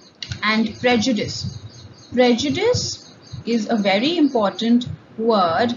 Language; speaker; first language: English; non-native, local second language; Hindi